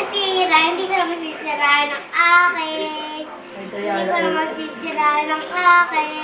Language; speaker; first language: Filipino; native; Filipino